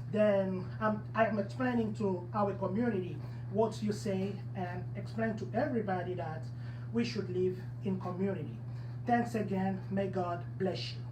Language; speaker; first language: English; non-native, learner; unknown